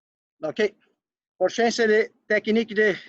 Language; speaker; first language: French; non-native, fluent; Portuguese